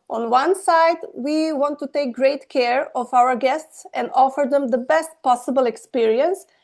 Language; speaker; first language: English; non-native, fluent; Slovenian